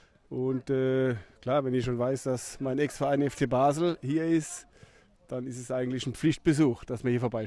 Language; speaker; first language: German; native; German